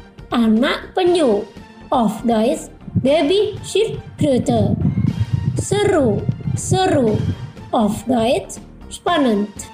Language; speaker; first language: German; non-native, fluent; Indonesian